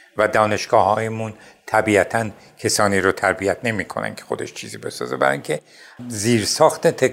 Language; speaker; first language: Persian; non-native, local second language; Azerbaijani